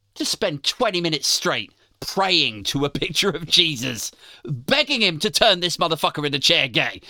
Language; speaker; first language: English; native; English